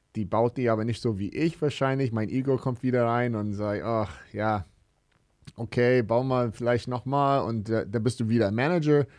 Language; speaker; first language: German; non-native, fluent; English